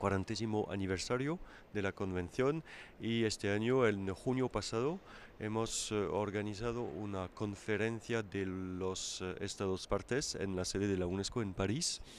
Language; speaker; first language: Spanish; non-native, fluent; French